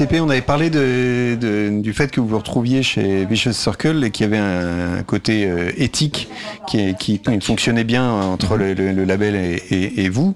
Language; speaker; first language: French; native; French